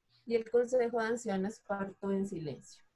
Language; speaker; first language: Spanish; native; Spanish